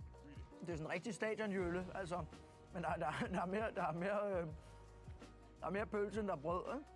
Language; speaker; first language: Danish; native; Danish